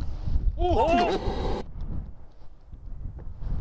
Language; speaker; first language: Korean; native; Korean